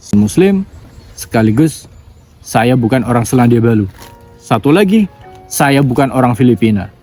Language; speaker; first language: Indonesian; non-native, local second language; Javanese